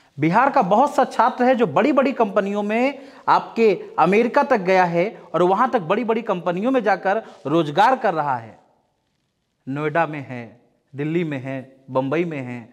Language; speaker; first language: Hindi; native; Hindi